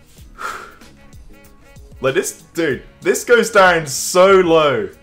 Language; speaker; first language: English; native; English